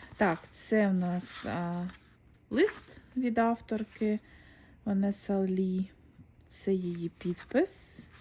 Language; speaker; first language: Ukrainian; non-native, local second language; Russian